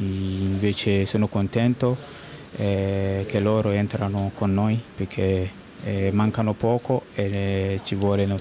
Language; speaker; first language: Italian; non-native, fluent; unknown